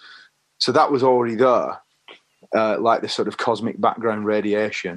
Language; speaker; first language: English; native; English